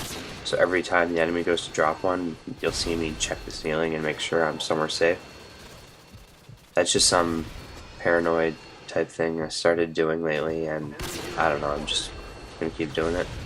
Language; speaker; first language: English; native; English